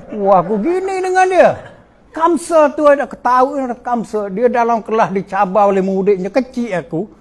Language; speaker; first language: Malay; non-native, local second language; Min Nan Chinese